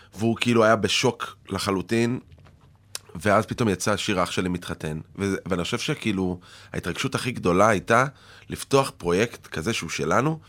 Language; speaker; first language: Hebrew; native; Hebrew